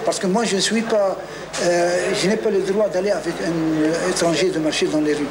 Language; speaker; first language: French; non-native, learner; Arabic